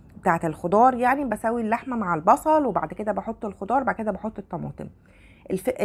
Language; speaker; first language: Arabic; native; Arabic